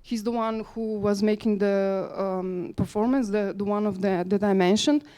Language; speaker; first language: English; non-native, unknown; Slovenian